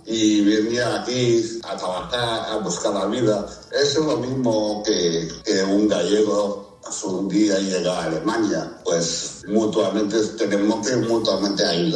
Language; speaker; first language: Spanish; non-native, fluent; Chinese